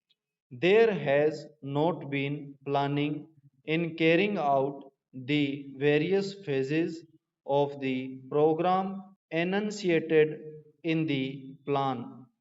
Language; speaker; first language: English; non-native, local second language; Hindi